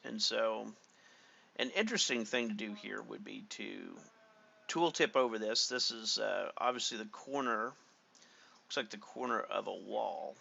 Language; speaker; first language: English; native; English